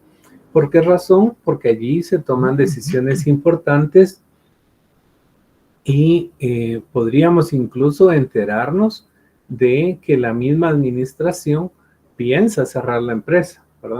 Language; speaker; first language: Spanish; native; Spanish